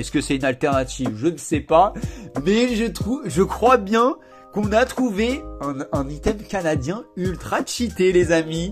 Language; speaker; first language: French; native; French